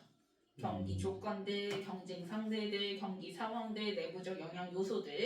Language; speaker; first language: Korean; native; Korean